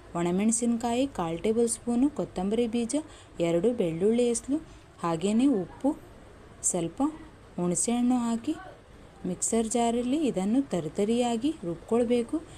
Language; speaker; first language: Kannada; non-native, local second language; Konkani